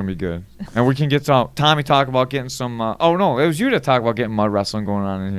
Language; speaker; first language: English; native; English